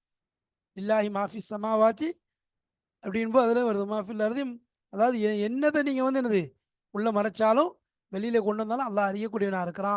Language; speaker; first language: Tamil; native; Tamil